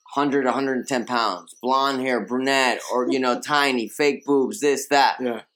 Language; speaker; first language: English; early bilingual, other home language; Spanish